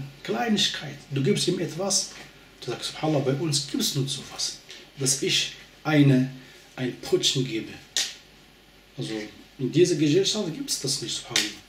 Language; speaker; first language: German; non-native, fluent; Arabic